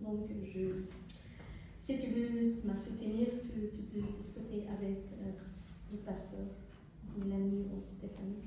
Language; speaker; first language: French; non-native, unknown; Arabic